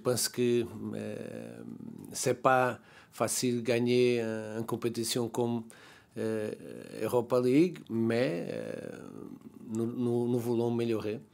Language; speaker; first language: French; non-native, learner; Portuguese